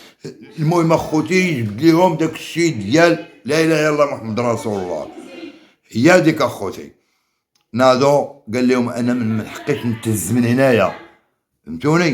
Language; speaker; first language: Arabic; native; Arabic